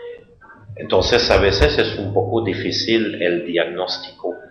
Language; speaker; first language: Spanish; non-native, fluent; French